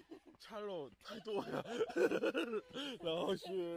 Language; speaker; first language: Chinese; non-native, learner; Japanese